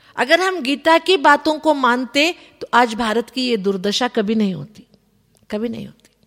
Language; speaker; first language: Hindi; non-native, local second language; Kannada